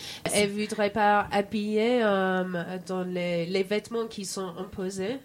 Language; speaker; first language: French; non-native, fluent; English